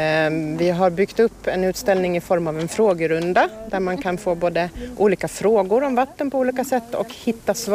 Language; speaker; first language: Swedish; native; Swedish